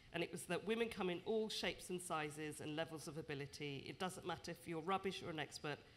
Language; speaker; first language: English; native; English